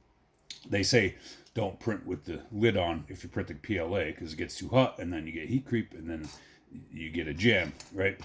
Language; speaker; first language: English; native; English